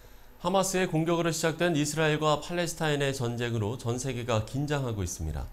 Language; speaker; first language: Korean; native; Korean